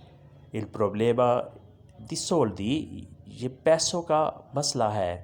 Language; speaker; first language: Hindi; non-native, local second language; Punjabi